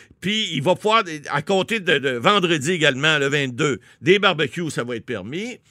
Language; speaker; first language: French; native; French